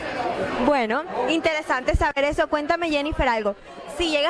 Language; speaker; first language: Spanish; native; Spanish